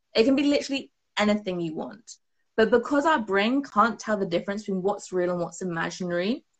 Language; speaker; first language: English; native; English